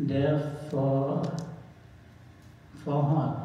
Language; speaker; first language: English; non-native, learner; Thai